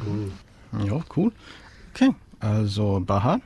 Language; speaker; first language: German; non-native, learner; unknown